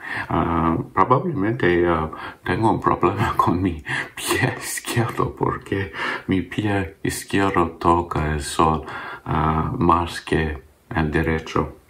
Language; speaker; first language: Spanish; non-native, learner; English